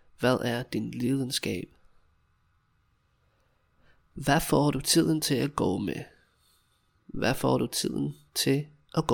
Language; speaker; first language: Danish; non-native, fluent; English